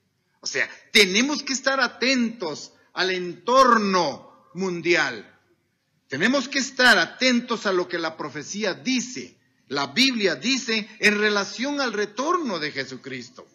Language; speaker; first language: Spanish; native; Spanish